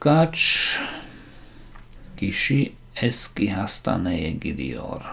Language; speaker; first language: Turkish; non-native, learner; Slovak